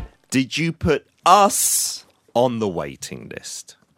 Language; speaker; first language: English; native; English